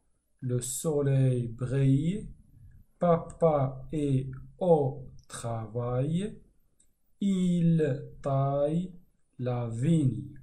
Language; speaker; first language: French; non-native, fluent; Arabic